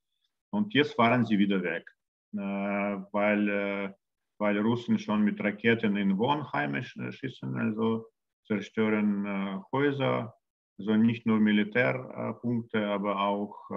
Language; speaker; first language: German; non-native, learner; Russian